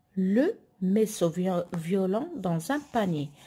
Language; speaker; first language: French; non-native, local second language; Arabic